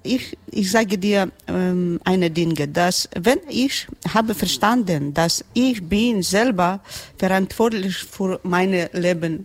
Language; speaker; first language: German; non-native, learner; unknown